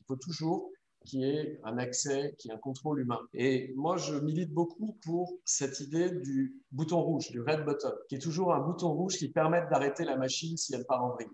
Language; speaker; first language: French; native; French